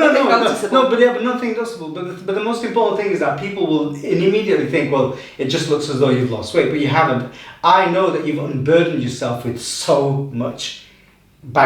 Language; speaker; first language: English; native; English